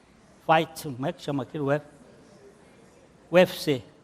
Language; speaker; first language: Portuguese; native; Portuguese